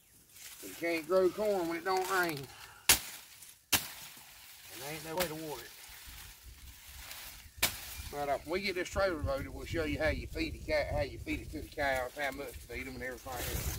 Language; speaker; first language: English; native; English